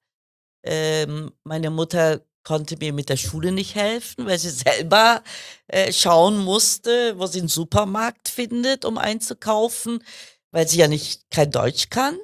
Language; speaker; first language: German; early bilingual, other home language; Kurdish